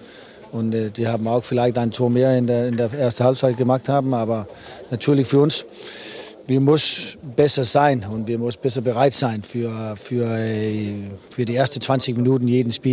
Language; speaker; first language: German; non-native, learner; Danish